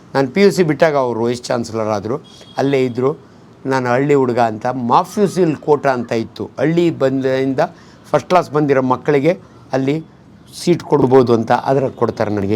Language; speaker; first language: Kannada; native; Kannada